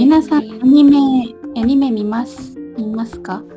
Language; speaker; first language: Japanese; non-native, learner; Malay